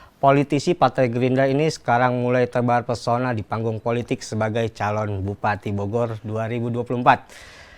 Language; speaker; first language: Indonesian; native; Indonesian